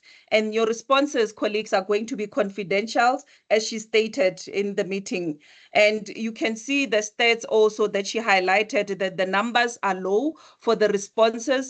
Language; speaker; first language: English; non-native, local second language; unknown